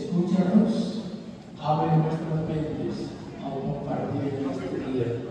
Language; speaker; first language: Spanish; early bilingual, heritage; Spanish